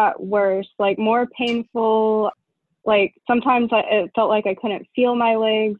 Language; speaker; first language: English; native; English